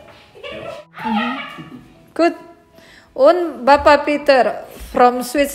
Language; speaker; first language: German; non-native, learner; Indonesian